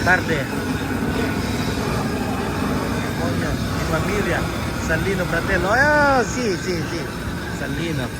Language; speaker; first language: Italian; non-native, learner; Indonesian